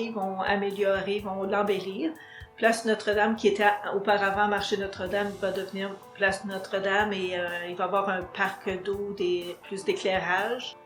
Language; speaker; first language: French; native; French